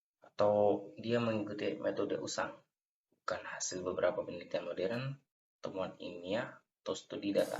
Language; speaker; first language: Indonesian; native; Indonesian